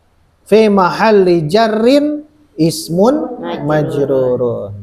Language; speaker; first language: Arabic; non-native, fluent; Indonesian